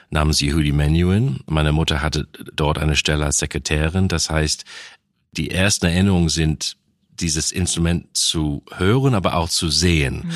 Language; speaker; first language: German; non-native, fluent; English